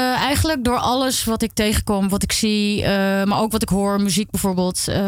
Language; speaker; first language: Dutch; native; Dutch